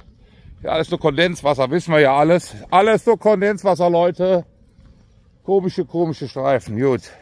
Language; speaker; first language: German; native; German